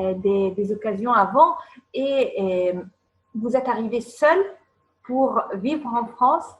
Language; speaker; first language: French; non-native, fluent; Arabic